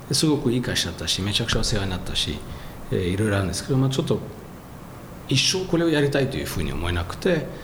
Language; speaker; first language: Japanese; non-native, fluent; French